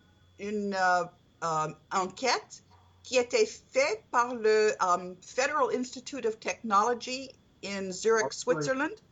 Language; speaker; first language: French; non-native, learner; English